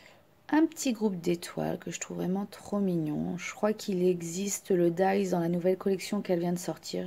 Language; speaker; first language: French; native; French